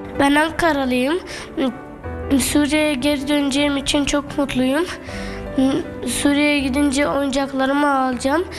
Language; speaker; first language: Turkish; early bilingual, other home language; Arabic